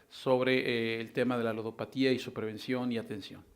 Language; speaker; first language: Spanish; native; Spanish